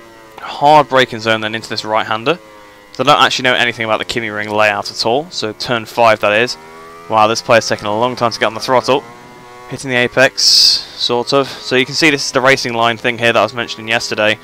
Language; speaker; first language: English; native; English